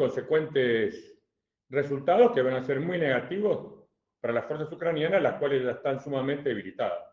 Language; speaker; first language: Spanish; native; Spanish